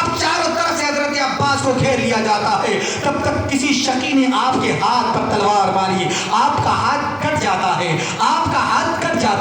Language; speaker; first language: Urdu; native; Urdu